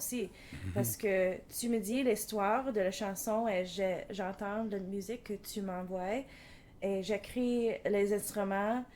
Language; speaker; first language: French; non-native, learner; English